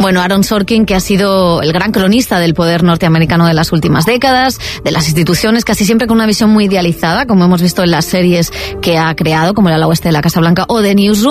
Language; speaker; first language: Spanish; native; Spanish